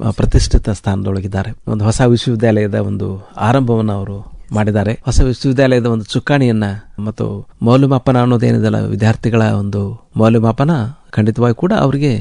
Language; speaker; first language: Kannada; native; Kannada